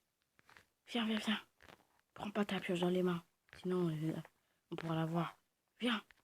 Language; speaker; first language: French; native; French